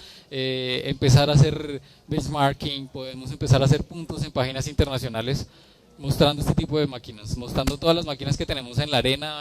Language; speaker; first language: Spanish; native; Spanish